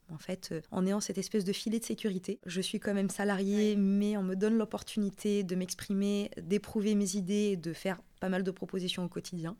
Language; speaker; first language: French; non-native, local second language; Arabic